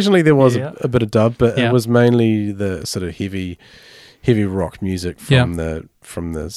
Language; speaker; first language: English; native; English